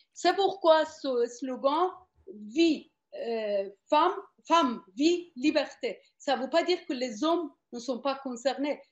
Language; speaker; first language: French; non-native, fluent; Persian